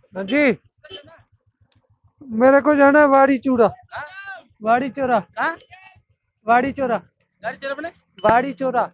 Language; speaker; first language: Hindi; non-native, local second language; Punjabi